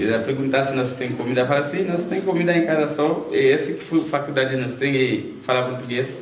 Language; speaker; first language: Portuguese; non-native, learner; Haitian Creole